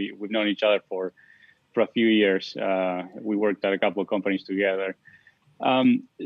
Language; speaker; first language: English; non-native, fluent; Spanish